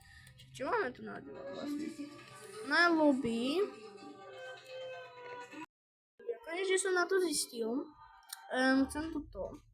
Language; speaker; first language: Czech; non-native, learner; Slovak